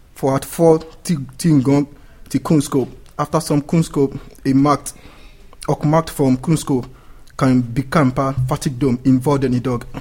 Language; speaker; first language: Swedish; non-native, learner; English